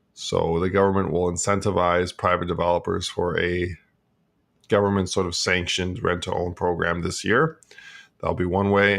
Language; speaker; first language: English; native; English